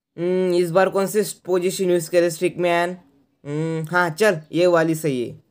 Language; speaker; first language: Hindi; non-native, local second language; Marathi